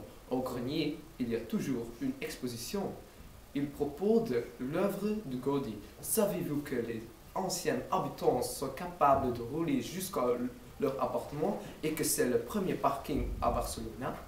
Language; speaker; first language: French; non-native, learner; Dutch